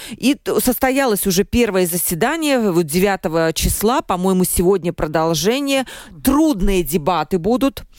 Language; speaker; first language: Russian; native; Russian